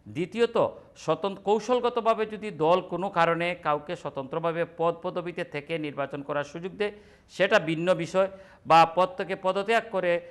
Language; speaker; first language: Bangla; native; Bangla